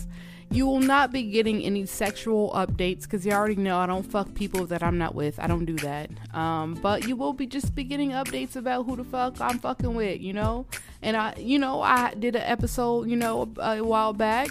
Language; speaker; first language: English; native; English